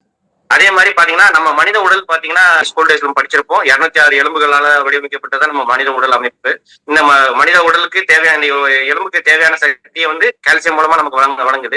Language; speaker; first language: Tamil; native; Tamil